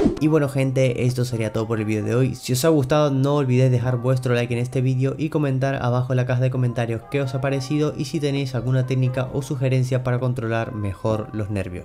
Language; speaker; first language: Spanish; native; Spanish